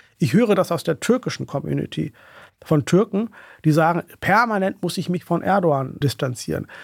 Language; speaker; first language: German; early bilingual, other home language; Urdu